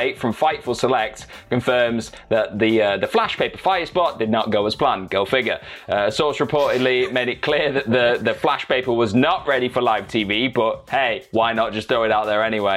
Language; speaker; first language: English; native; English